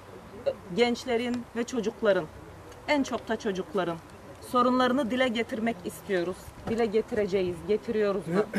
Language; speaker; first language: Turkish; native; Turkish